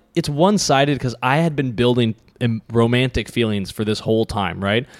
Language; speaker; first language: English; early bilingual, other home language; Hindi